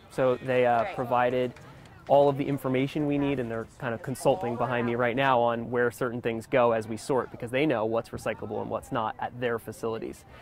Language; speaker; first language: English; native; English